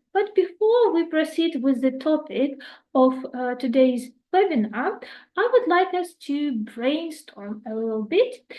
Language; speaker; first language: English; non-native, fluent; Ukrainian